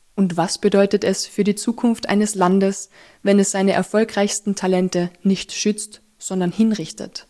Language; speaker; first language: German; native; German